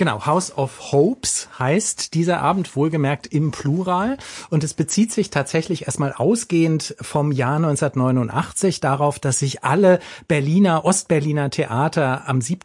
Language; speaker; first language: German; native; German